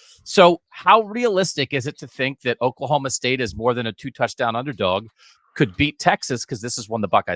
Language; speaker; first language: English; native; English